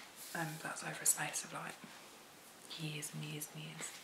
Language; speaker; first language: English; native; English